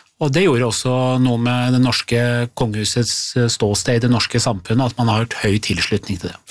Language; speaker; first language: Norwegian; early bilingual, other home language; Persian